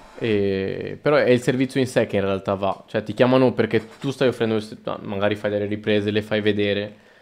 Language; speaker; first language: Italian; early bilingual, other home language; Spanish